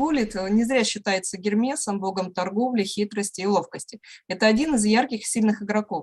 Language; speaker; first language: Russian; native; Russian